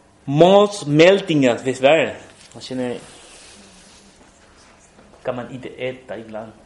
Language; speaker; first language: Swedish; non-native, fluent; Spanish